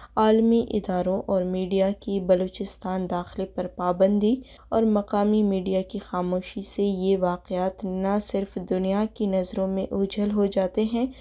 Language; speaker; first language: Urdu; non-native, local second language; Baluchi